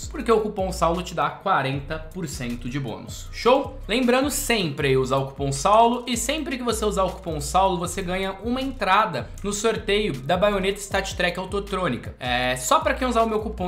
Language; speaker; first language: Portuguese; native; Portuguese